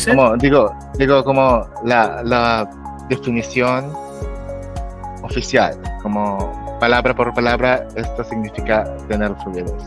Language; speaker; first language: Spanish; non-native, fluent; Filipino